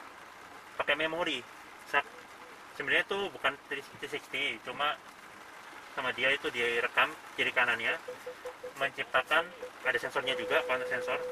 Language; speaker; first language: Indonesian; native; Indonesian